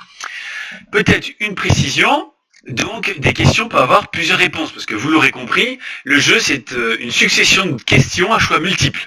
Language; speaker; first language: French; native; French